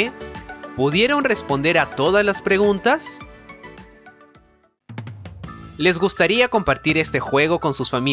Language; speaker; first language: Spanish; native; Spanish